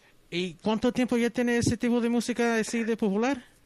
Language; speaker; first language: Spanish; non-native, learner; English